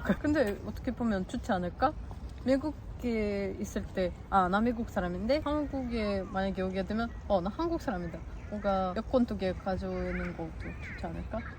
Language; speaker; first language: Korean; non-native, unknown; Russian